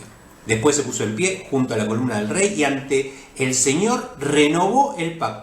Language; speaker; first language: Spanish; native; Spanish